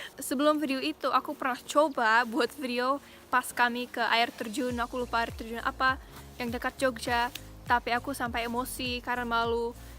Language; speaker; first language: Indonesian; non-native, fluent; English